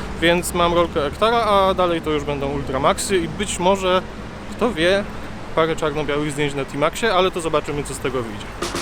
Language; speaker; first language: Polish; native; Polish